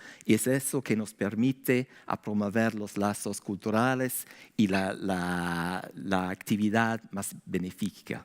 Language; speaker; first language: Spanish; non-native, fluent; English